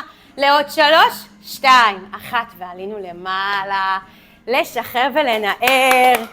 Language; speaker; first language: Hebrew; native; Hebrew